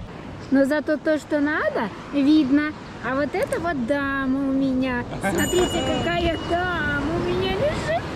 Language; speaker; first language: Russian; native; Russian